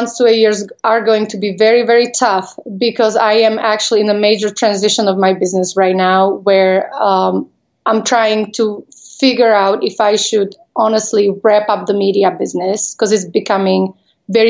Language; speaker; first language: English; non-native, fluent; Slovak